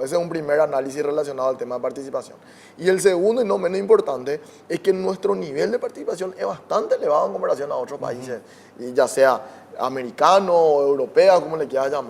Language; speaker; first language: Spanish; native; Spanish